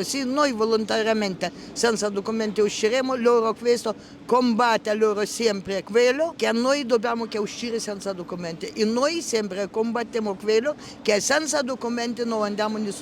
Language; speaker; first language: Italian; non-native, learner; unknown